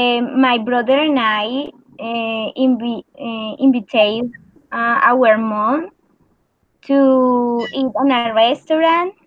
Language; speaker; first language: English; non-native, learner; Spanish